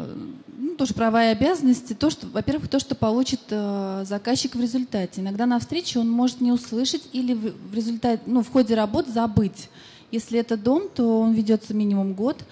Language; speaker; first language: Russian; native; Russian